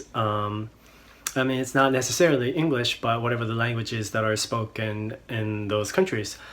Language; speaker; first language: English; non-native, fluent; Japanese